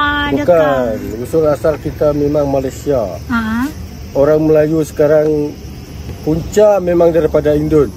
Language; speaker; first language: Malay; non-native, local second language; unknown